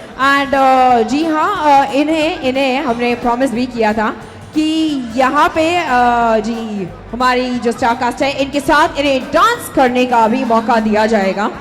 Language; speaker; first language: Hindi; native; Hindi